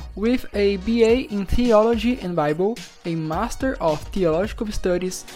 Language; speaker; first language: English; non-native, fluent; Portuguese